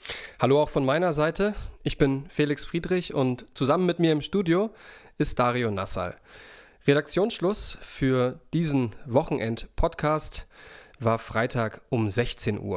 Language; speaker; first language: German; native; German